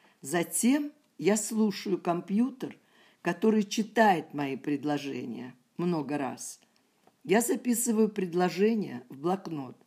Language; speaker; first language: Russian; non-native, learner; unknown